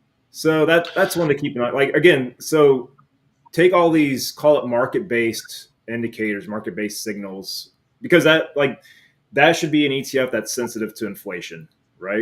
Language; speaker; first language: English; native; English